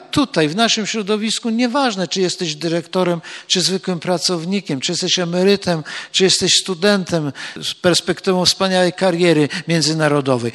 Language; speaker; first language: Polish; native; Polish